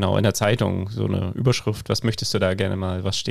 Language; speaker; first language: German; native; German